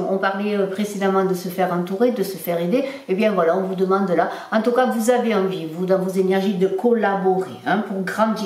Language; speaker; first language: French; native; French